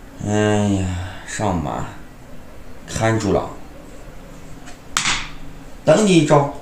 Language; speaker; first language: Chinese; native; Chinese